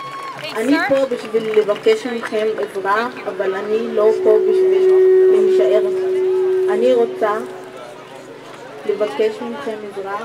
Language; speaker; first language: Hebrew; early bilingual, other home language; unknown